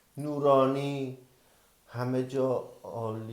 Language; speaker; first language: Persian; native; Persian